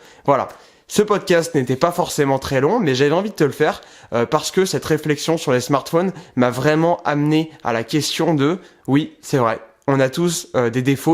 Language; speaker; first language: French; native; French